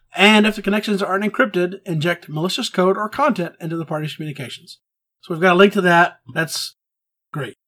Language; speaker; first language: English; native; English